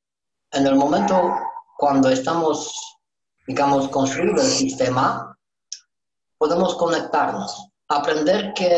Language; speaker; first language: Spanish; non-native, learner; Romanian